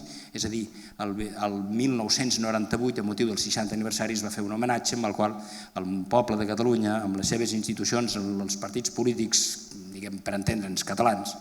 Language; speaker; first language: Catalan; native; Catalan